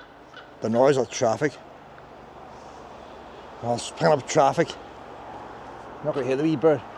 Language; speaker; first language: English; native; English